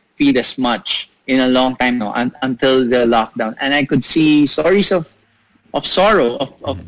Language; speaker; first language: English; non-native, local second language; Filipino